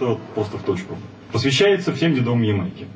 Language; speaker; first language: Russian; native; Russian